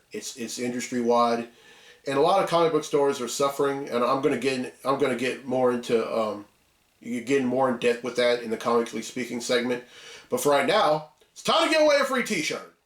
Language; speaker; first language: English; native; English